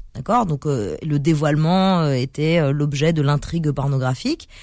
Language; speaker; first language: French; native; French